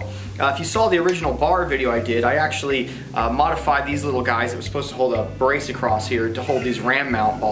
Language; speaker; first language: English; native; English